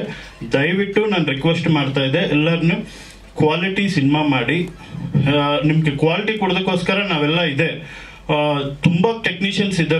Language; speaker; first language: Kannada; non-native, local second language; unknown